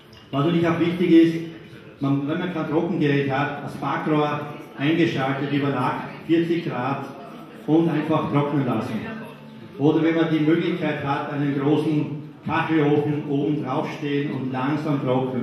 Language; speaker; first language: German; native; German